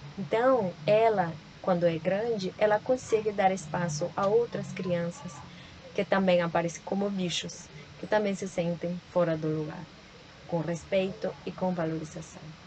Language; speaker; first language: Portuguese; non-native, fluent; Spanish